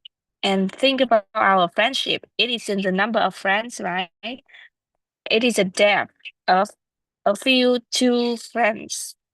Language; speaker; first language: English; non-native, learner; Vietnamese